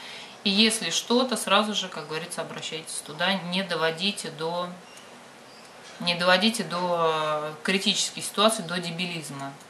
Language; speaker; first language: Russian; native; Russian